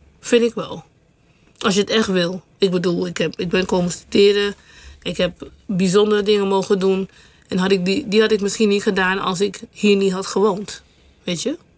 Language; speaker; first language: Dutch; non-native, local second language; English